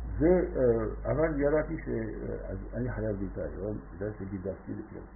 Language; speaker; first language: Hebrew; non-native, fluent; French